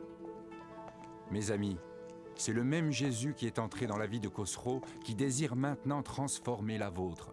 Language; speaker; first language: French; native; French